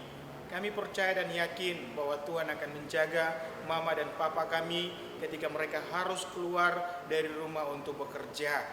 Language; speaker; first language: Indonesian; native; Indonesian